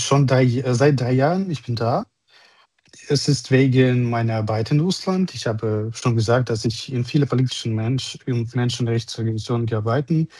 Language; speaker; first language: German; non-native, learner; Russian